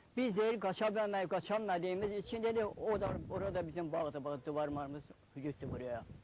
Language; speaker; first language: Azerbaijani; native; Azerbaijani